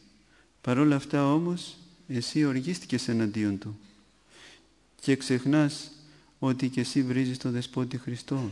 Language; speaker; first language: Greek; native; Greek